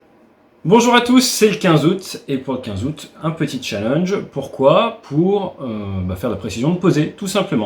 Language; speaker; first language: French; native; French